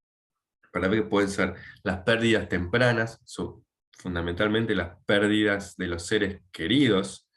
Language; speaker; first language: Spanish; native; Spanish